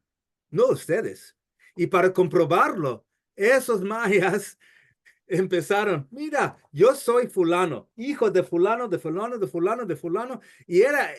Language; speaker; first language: Spanish; non-native, fluent; English